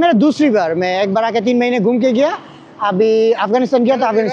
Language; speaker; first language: Hindi; non-native, learner; Bangla